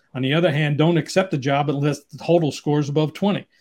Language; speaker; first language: English; native; English